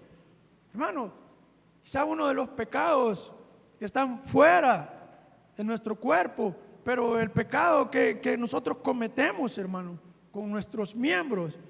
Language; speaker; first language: Spanish; native; Spanish